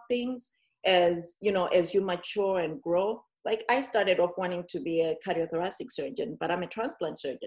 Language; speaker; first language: English; non-native, local second language; Shona